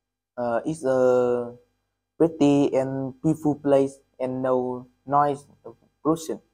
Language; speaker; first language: English; non-native, learner; Vietnamese